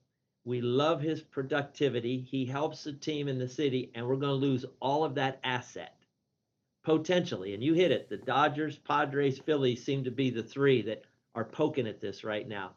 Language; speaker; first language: English; native; English